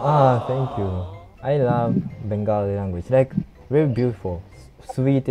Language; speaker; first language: English; non-native, fluent; Japanese